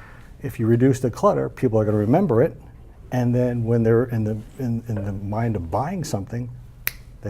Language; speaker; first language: English; native; English